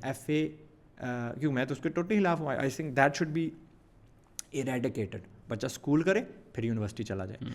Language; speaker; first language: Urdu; early bilingual, heritage; Urdu